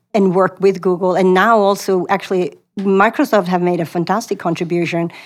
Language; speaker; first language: English; non-native, fluent; Swedish